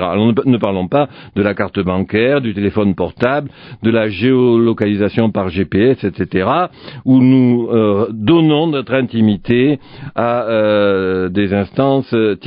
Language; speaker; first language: French; native; French